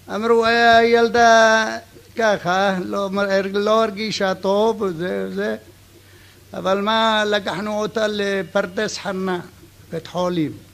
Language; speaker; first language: Hebrew; non-native, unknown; Arabic